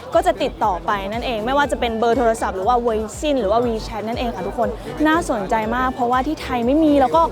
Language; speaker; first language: Thai; native; Thai